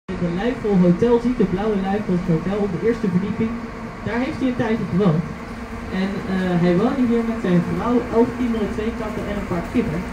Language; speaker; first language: Dutch; native; Dutch